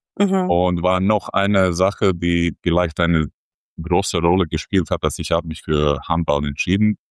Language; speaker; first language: German; non-native, fluent; Croatian